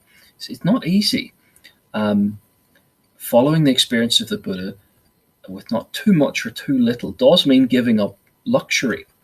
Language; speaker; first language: English; native; English